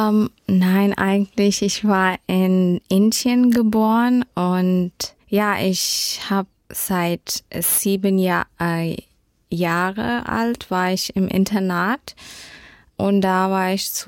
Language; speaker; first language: German; early bilingual, heritage; German